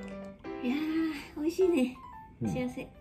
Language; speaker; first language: Japanese; native; Japanese